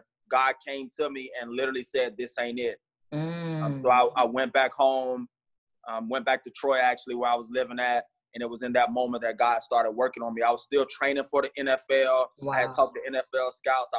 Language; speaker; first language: English; native; English